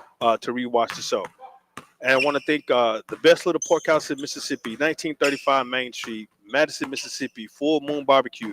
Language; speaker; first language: English; native; English